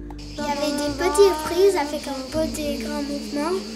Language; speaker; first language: French; early bilingual, heritage; English